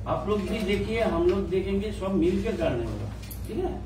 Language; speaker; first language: Hindi; non-native, local second language; Bangla